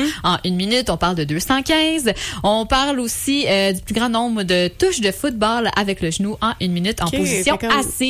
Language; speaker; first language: French; native; French